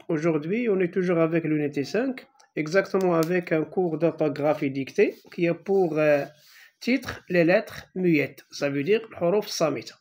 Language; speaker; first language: French; non-native, local second language; Arabic